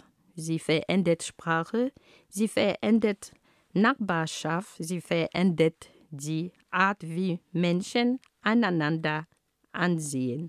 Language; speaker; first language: German; non-native, fluent; Ghomala